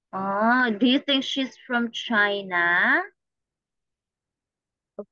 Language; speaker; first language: English; non-native, fluent; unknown